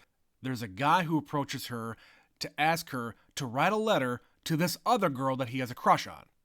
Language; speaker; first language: English; native; English